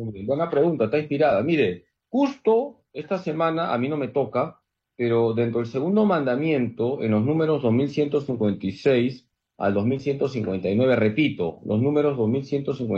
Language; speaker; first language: Spanish; native; Spanish